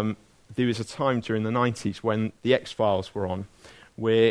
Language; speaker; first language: English; native; English